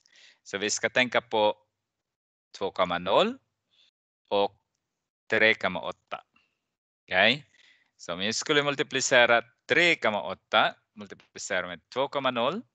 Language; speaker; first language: Swedish; non-native, fluent; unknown